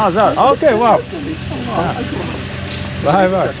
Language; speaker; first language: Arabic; non-native, learner; English